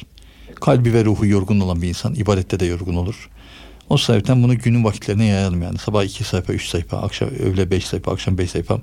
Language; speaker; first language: Turkish; native; Turkish